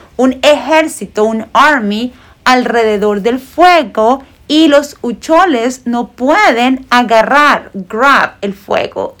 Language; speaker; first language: Spanish; non-native, fluent; English